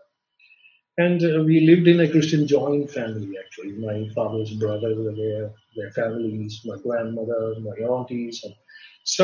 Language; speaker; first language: English; non-native, local second language; Malayalam